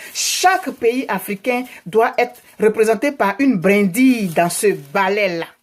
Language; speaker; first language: French; native; French